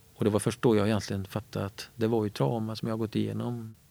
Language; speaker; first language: Swedish; native; Swedish